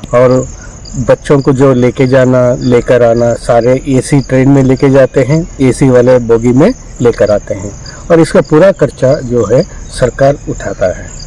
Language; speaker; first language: Hindi; non-native, local second language; Kannada